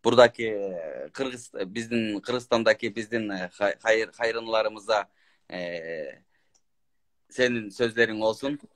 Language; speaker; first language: Turkish; non-native, learner; Kyrgyz